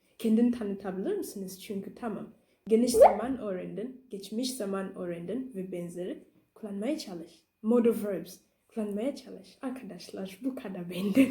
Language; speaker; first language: Turkish; non-native, learner; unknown